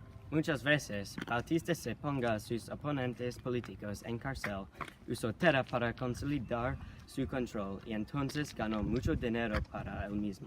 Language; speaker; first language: Spanish; non-native, learner; English